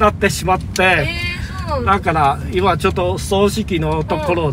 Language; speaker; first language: Japanese; non-native, fluent; Chinese